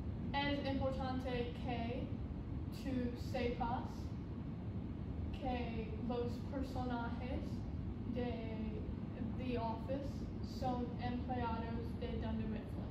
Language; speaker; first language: Spanish; non-native, learner; English